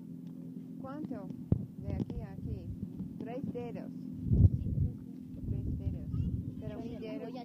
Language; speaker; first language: Spanish; non-native, learner; English